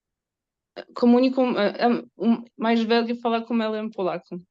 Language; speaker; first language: Portuguese; non-native, learner; Polish